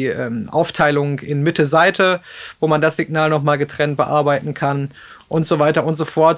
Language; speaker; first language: German; native; German